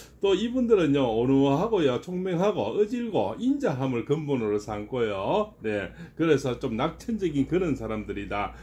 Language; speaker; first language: Korean; native; Korean